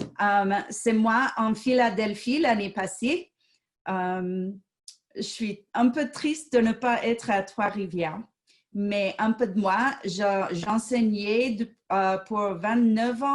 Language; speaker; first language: French; non-native, fluent; English